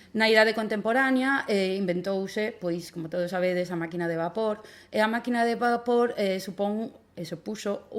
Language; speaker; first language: Galician; non-native, local second language; Spanish